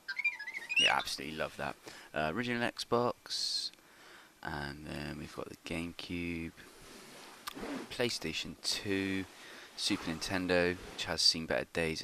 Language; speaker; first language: English; native; English